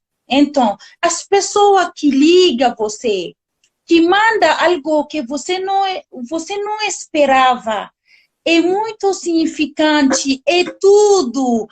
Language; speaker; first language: Portuguese; non-native, learner; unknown